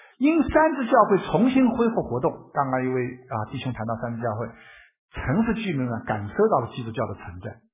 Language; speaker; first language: Chinese; native; Chinese